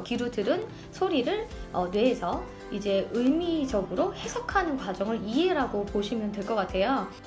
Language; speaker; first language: Korean; native; Korean